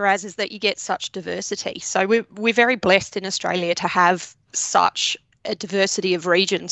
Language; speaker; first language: English; native; English